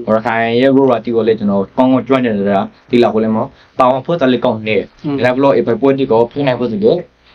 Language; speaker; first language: Burmese; native; Burmese